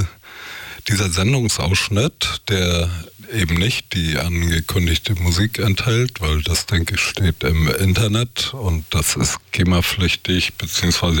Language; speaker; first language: German; native; German